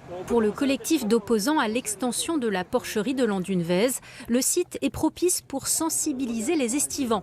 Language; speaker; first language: French; native; French